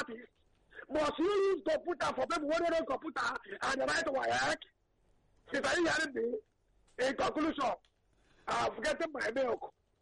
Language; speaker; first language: English; non-native, local second language; Yoruba